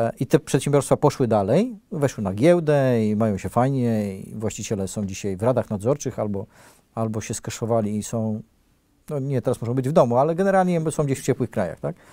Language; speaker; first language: Polish; native; Polish